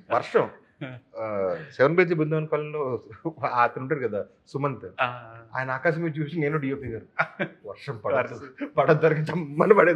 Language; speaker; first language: Telugu; native; Telugu